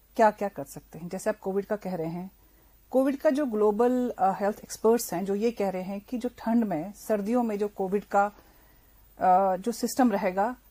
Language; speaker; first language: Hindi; non-native, local second language; Kashmiri